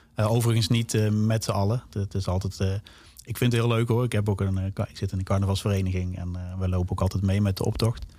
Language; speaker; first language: Dutch; native; Dutch